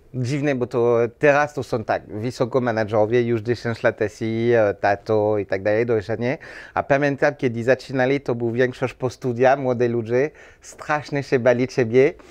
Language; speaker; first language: Polish; non-native, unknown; French